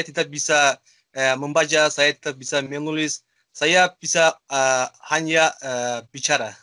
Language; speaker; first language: Indonesian; non-native, learner; Azerbaijani